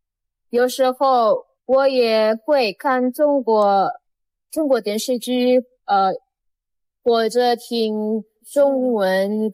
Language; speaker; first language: Chinese; non-native, learner; Indonesian